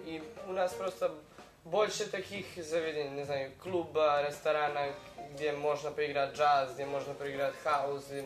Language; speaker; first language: Russian; non-native, learner; Serbian